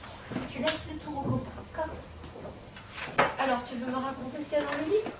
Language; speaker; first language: French; native; French